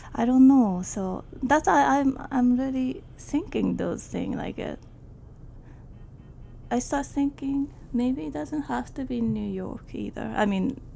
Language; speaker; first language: English; non-native, learner; Japanese